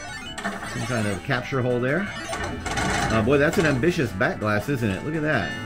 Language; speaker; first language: English; native; English